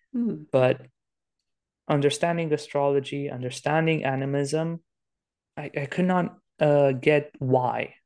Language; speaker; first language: English; non-native, fluent; Romanian